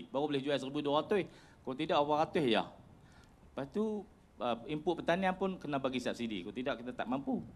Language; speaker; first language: Malay; native; Malay